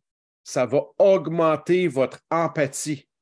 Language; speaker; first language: French; native; French